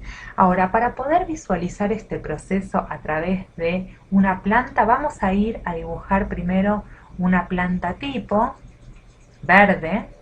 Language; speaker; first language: Spanish; native; Spanish